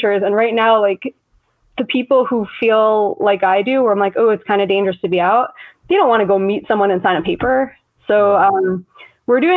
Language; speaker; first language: English; native; English